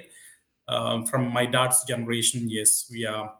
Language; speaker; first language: English; non-native, local second language; Telugu